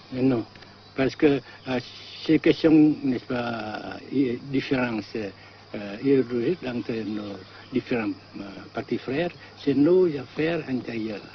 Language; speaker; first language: French; non-native, local second language; Vietnamese